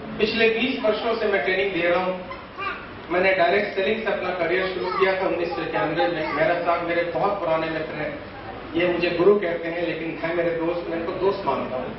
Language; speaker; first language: Hindi; native; Hindi